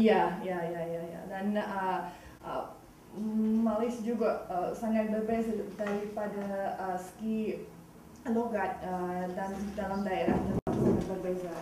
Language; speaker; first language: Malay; non-native, learner; Russian